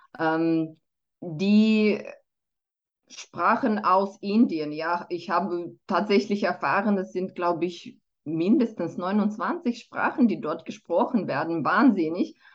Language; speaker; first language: German; non-native, fluent; Romanian